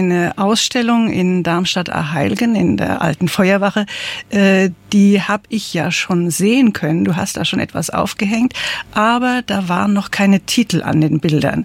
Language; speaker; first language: German; native; German